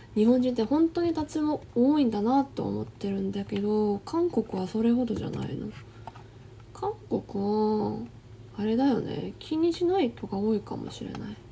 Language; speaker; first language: Japanese; non-native, fluent; Korean